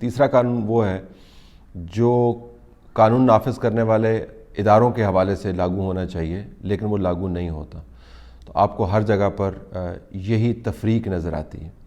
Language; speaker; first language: Urdu; native; Urdu